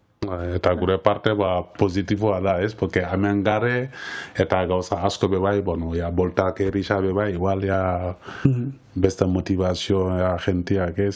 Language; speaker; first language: Basque; non-native, learner; Wolof